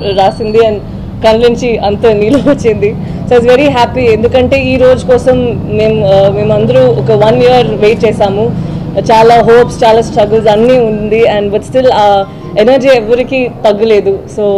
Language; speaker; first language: Telugu; non-native, learner; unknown